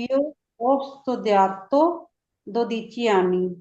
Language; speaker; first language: Italian; non-native, learner; Urdu